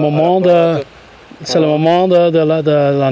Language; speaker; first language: French; non-native, local second language; Dutch